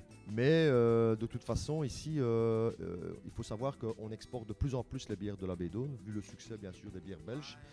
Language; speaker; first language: French; native; French